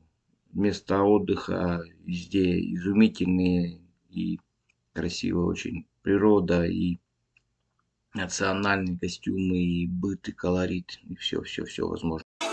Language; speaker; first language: Russian; native; Russian